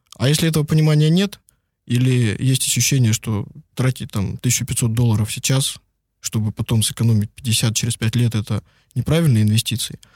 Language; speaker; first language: Russian; native; Russian